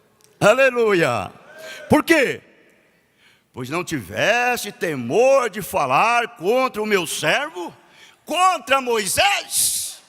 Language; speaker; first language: Portuguese; native; Portuguese